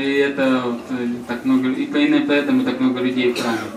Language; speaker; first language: Russian; native; Russian